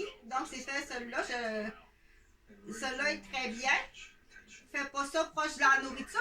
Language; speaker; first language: French; native; French